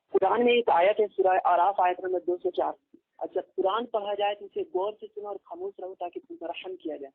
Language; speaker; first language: Hindi; native; Hindi